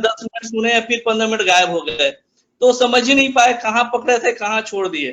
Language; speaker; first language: Hindi; native; Hindi